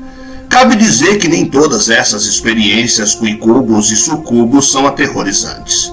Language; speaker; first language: Portuguese; native; Portuguese